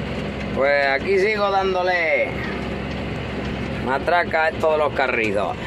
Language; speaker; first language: Spanish; native; Spanish